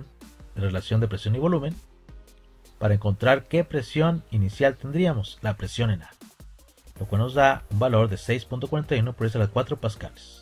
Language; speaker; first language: Spanish; native; Spanish